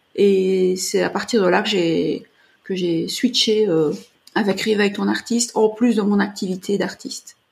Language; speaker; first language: French; native; French